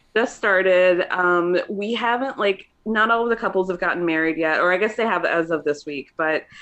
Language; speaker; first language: English; native; English